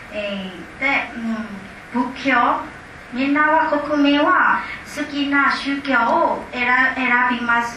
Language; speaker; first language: Japanese; non-native, learner; Burmese